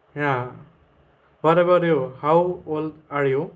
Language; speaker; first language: English; non-native, local second language; Assamese